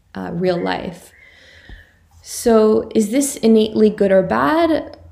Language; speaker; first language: English; native; English